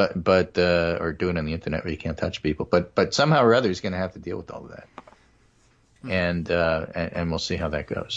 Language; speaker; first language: English; native; English